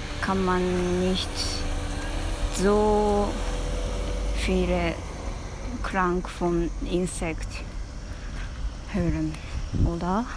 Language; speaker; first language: German; non-native, learner; Japanese